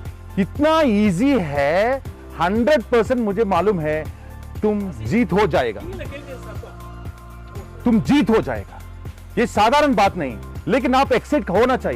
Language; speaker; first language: Hindi; non-native, local second language; Tamil